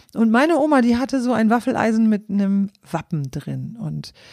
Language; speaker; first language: German; native; German